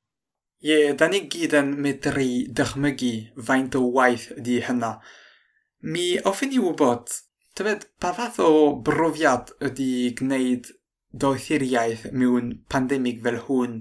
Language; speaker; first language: Welsh; non-native, fluent; French